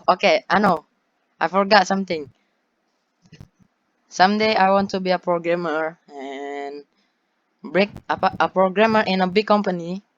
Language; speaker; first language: English; non-native, learner; Indonesian